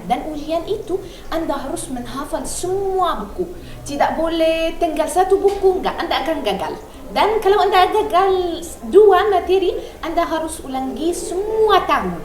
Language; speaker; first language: Indonesian; non-native, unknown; Arabic